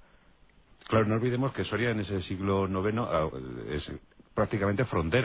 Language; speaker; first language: Spanish; native; Spanish